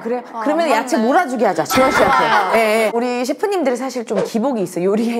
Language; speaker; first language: Korean; native; Korean